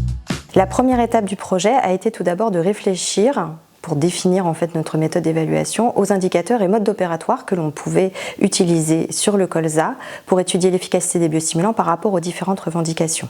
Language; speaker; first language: French; native; French